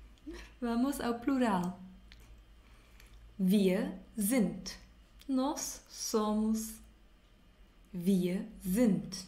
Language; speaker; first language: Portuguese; non-native, fluent; German